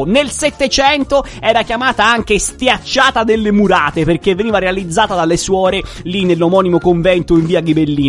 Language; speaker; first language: Italian; native; Italian